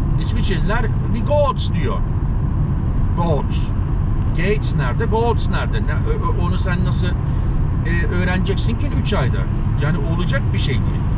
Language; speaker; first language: Turkish; native; Turkish